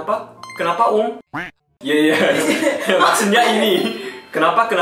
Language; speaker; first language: Indonesian; non-native, learner; Korean